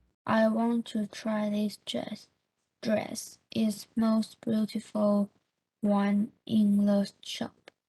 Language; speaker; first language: English; non-native, learner; Chinese